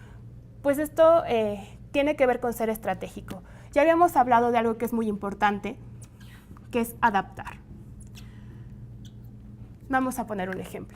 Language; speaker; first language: Spanish; native; Spanish